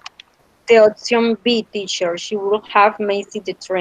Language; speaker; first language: English; non-native, learner; Spanish